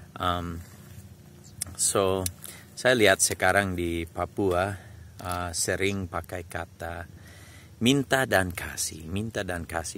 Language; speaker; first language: Indonesian; non-native, fluent; English